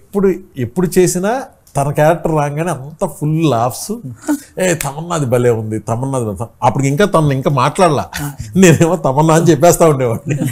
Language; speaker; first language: Telugu; native; Telugu